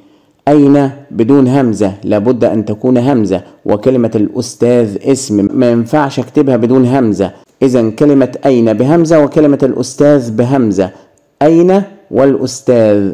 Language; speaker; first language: Arabic; native; Arabic